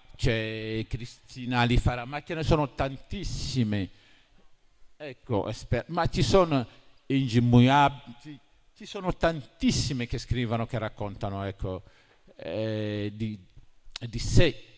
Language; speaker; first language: Italian; non-native, fluent; Wolof